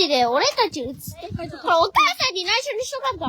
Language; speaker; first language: Japanese; native; Japanese